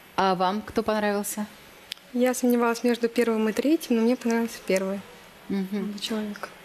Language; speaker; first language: Russian; native; Russian